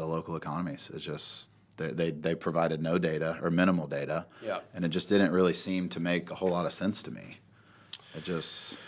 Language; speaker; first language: English; native; English